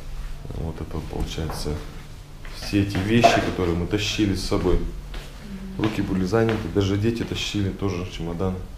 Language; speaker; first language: Russian; native; Russian